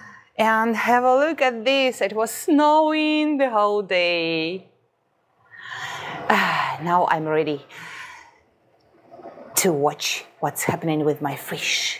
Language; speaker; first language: English; non-native, fluent; Russian